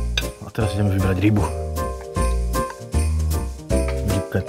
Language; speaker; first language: Slovak; native; Slovak